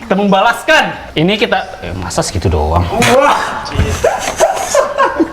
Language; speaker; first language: Indonesian; native; Indonesian